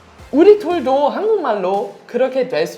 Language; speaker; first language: Korean; non-native, learner; German